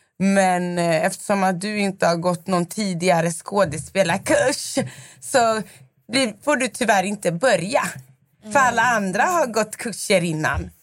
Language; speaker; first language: Swedish; native; Swedish